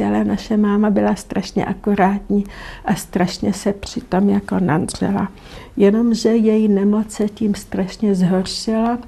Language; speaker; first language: Czech; non-native, local second language; German